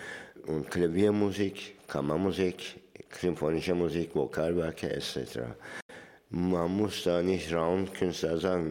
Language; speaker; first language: German; non-native, fluent; Turkish